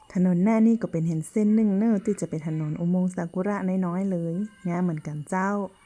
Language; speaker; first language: Thai; native; Thai